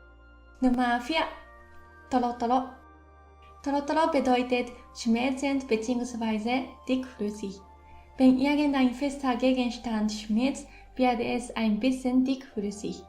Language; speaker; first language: German; non-native, fluent; Japanese